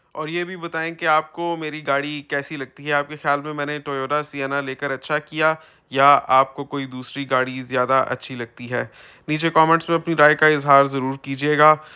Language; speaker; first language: Urdu; native; Urdu